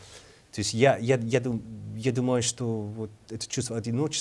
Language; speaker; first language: Russian; non-native, learner; English